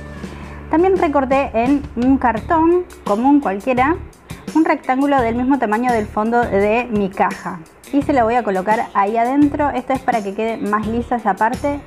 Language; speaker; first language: Spanish; native; Spanish